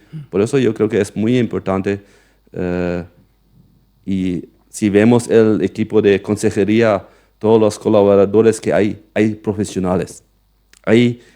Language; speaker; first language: Spanish; non-native, local second language; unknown